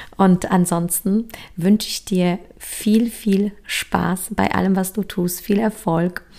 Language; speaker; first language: German; early bilingual, other home language; Polish